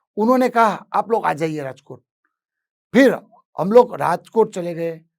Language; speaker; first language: Hindi; non-native, local second language; Gujarati